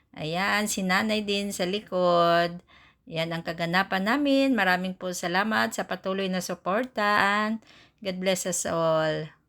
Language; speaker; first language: Filipino; non-native, local second language; Waray